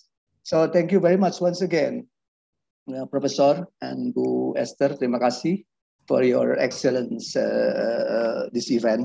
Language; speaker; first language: English; non-native, fluent; Indonesian